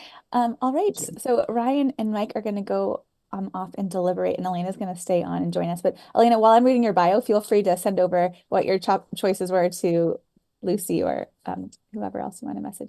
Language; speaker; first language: English; native; English